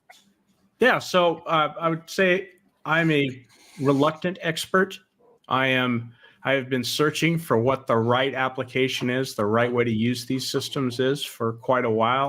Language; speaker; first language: English; native; English